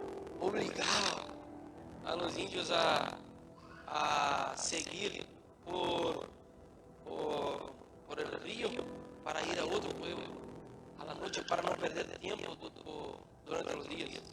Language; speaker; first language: Spanish; non-native, learner; Portuguese